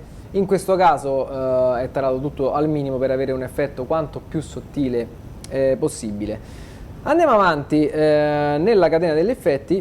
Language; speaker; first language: Italian; native; Italian